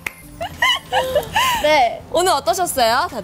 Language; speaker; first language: Korean; native; Korean